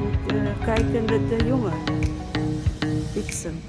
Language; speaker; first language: Dutch; non-native, learner; Cebuano